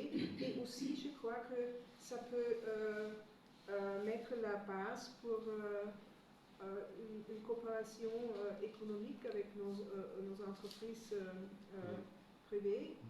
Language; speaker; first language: French; non-native, fluent; German